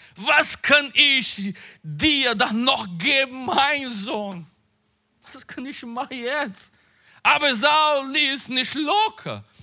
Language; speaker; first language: German; non-native, learner; Portuguese